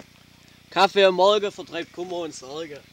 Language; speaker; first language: German; native; German